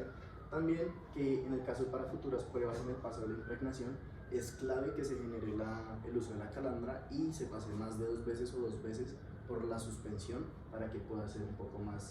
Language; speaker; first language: Spanish; native; Spanish